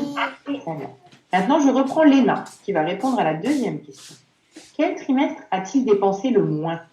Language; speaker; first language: French; native; French